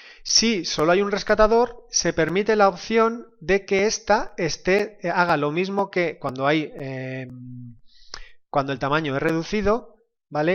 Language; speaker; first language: Spanish; native; Spanish